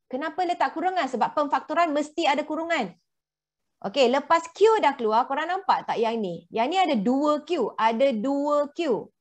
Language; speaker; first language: Malay; native; Malay